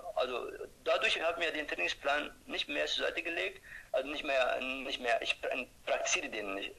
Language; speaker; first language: German; non-native, fluent; Turkish